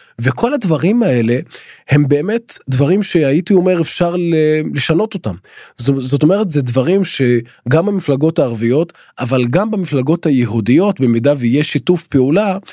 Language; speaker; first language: Hebrew; non-native, local second language; Arabic